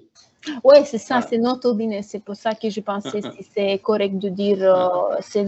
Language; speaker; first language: French; non-native, fluent; Romanian